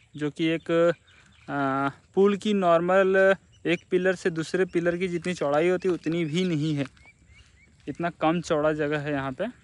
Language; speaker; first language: Hindi; native; Hindi